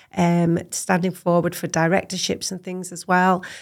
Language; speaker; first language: English; native; English